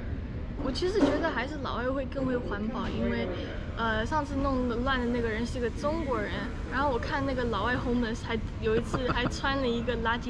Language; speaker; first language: Chinese; early bilingual, other home language; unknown